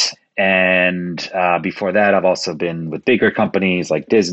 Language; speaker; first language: English; early bilingual, other home language; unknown